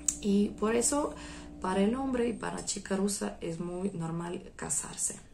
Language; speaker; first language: Spanish; non-native, fluent; Russian